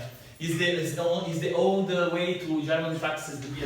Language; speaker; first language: English; non-native, learner; Portuguese